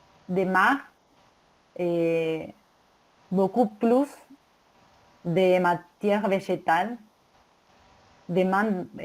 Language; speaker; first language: French; non-native, learner; Spanish